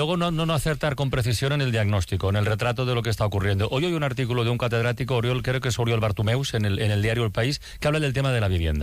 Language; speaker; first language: Spanish; native; Spanish